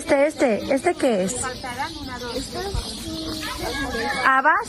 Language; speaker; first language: Spanish; native; Spanish